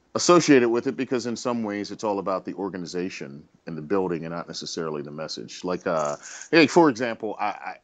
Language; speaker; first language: English; native; English